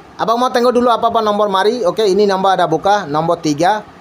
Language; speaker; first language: Malay; non-native, learner; Bangla